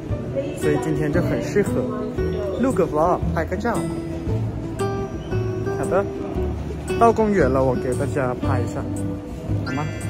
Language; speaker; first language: Chinese; non-native, fluent; Thai